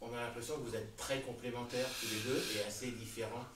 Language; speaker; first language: French; native; French